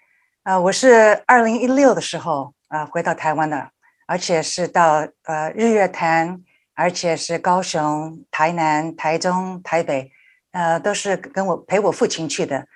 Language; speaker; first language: Chinese; early bilingual, heritage; Chinese